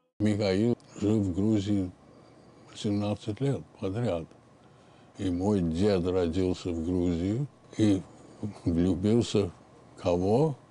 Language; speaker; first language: Russian; early bilingual, heritage; Russian